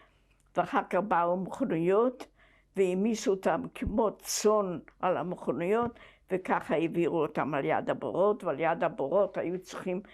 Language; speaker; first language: Hebrew; non-native, fluent; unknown